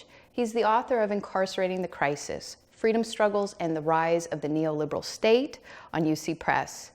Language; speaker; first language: English; native; English